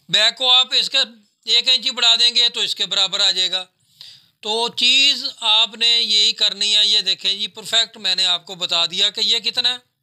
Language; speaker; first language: Urdu; non-native, local second language; Punjabi